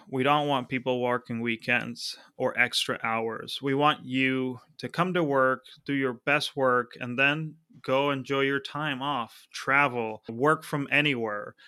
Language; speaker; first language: English; non-native, fluent; Spanish